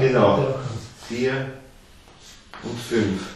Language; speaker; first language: German; native; German